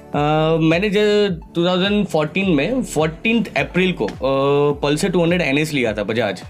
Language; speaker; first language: Hindi; non-native, local second language; Gujarati